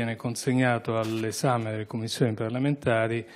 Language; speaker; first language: Italian; native; Italian